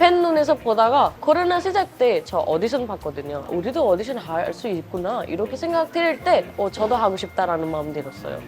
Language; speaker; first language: Korean; non-native, fluent; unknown